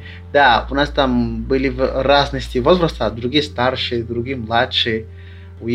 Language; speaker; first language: Russian; early bilingual, other home language; Lingala